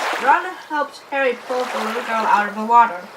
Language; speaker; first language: English; native; English